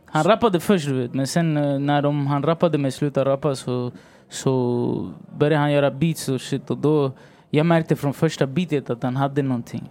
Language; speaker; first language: Swedish; early bilingual, other home language; Spanish